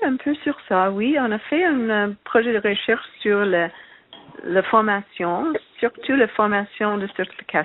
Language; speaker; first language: French; non-native, learner; English